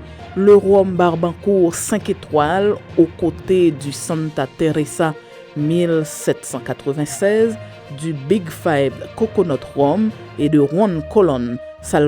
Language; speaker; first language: French; non-native, local second language; Haitian Creole